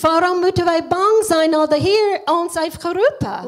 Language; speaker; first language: Dutch; non-native, fluent; English